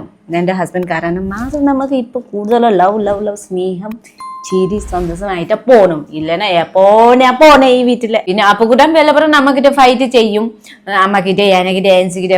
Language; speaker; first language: Malayalam; non-native, learner; Nepali